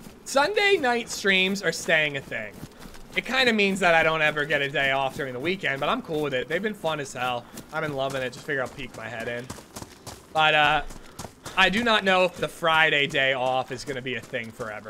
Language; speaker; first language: English; native; English